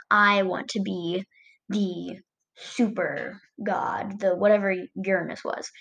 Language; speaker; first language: English; native; English